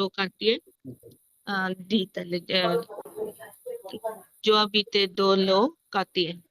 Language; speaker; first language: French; non-native, learner; Bangla